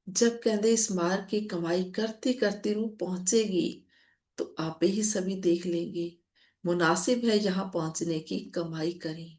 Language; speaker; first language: Hindi; non-native, local second language; Punjabi